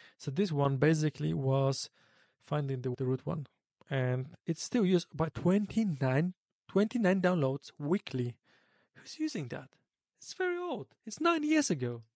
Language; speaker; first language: English; non-native, fluent; Polish